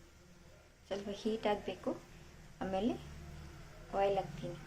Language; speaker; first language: Kannada; non-native, local second language; Bangla